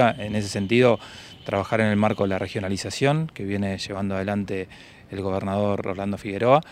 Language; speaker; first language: Spanish; native; Spanish